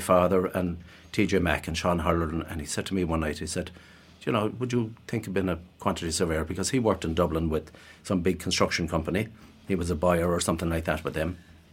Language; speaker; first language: English; native; English